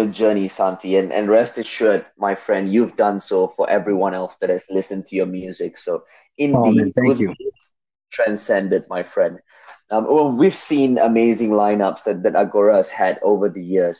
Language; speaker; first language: English; non-native, local second language; Tamil